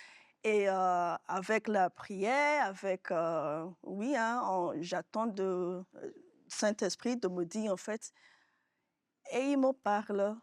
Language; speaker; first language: French; non-native, fluent; Yoruba